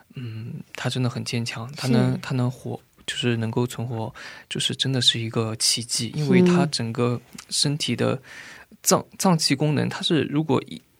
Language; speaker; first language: Chinese; native; Chinese